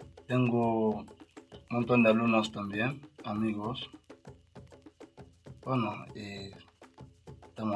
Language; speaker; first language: Spanish; non-native, learner; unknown